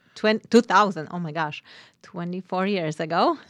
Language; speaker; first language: English; non-native, fluent; Polish